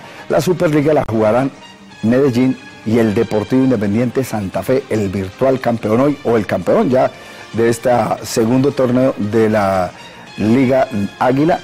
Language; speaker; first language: Spanish; native; Spanish